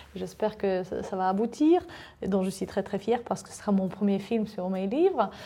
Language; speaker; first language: French; non-native, fluent; Russian